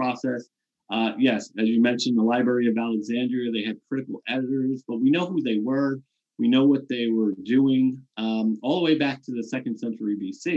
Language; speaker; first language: English; native; English